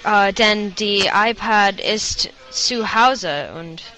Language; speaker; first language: German; non-native, learner; English